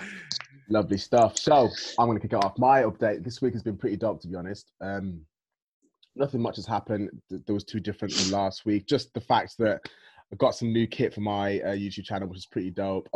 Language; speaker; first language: English; native; English